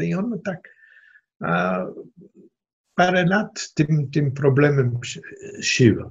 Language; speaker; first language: Polish; non-native, fluent; German